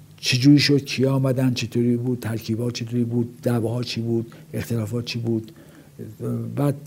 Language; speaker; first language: Persian; native; Persian